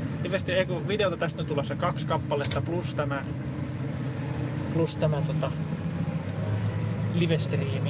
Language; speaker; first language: Finnish; native; Finnish